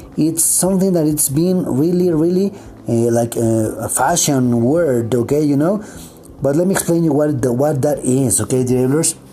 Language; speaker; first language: English; non-native, fluent; Spanish